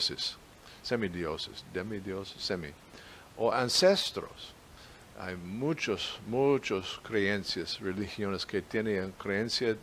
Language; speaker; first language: Spanish; non-native, fluent; English